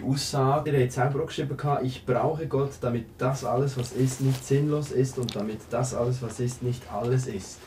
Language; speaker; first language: German; native; German